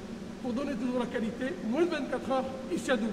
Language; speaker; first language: French; native; French